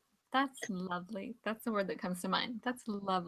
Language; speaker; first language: English; native; English